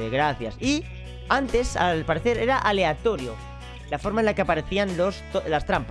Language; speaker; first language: Spanish; native; Spanish